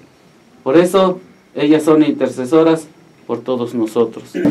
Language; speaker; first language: Spanish; native; Spanish